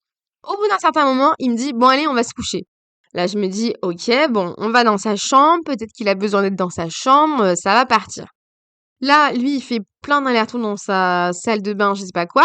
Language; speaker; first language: French; native; French